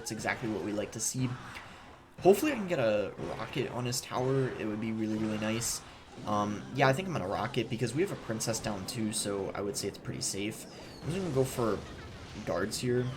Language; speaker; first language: English; native; English